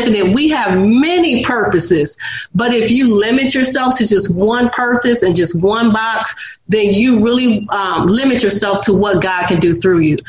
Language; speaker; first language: English; native; English